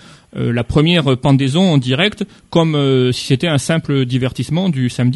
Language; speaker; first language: French; native; French